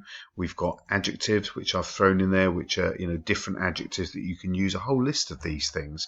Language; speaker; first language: English; native; English